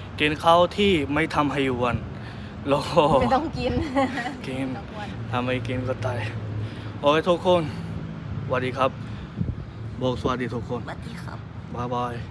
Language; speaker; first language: Thai; non-native, learner; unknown